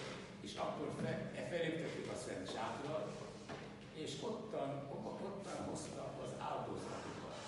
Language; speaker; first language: Hungarian; non-native, local second language; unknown